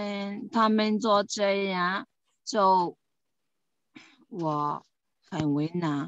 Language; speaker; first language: Chinese; non-native, learner; Burmese